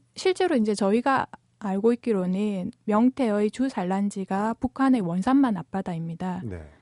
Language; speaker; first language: Korean; native; Korean